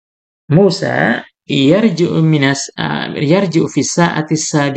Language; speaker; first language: Arabic; non-native, fluent; Indonesian